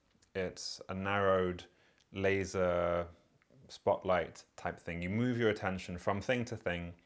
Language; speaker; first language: English; native; English